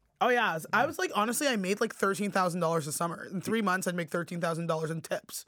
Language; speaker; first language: English; native; English